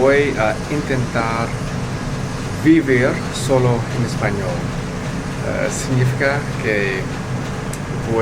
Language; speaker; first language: Spanish; non-native, learner; English